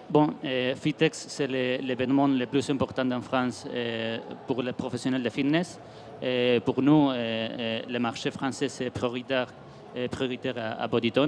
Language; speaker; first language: French; non-native, fluent; Spanish